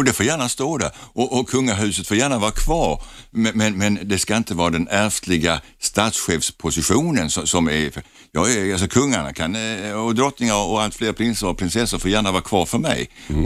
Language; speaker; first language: Swedish; native; Swedish